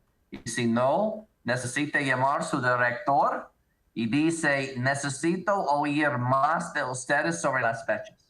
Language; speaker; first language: Spanish; non-native, learner; English